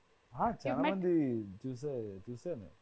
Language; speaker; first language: Telugu; non-native, fluent; Kannada